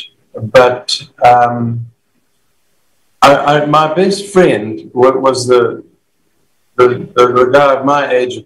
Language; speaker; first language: English; native; English